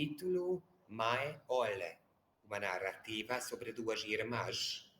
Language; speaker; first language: Portuguese; non-native, learner; Hungarian